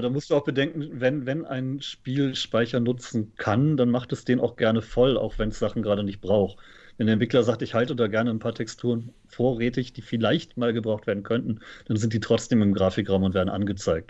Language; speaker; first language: German; native; German